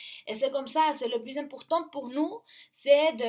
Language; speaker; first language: French; non-native, learner; Spanish